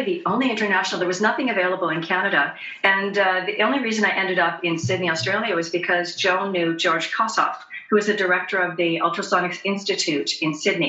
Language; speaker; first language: English; native; English